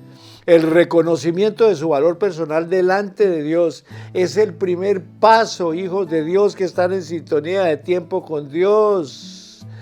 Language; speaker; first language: Spanish; native; Spanish